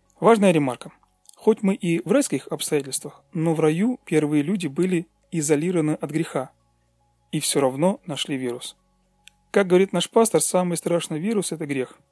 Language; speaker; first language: Russian; native; Russian